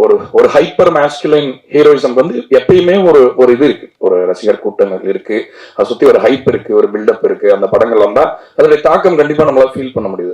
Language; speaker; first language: Tamil; native; Tamil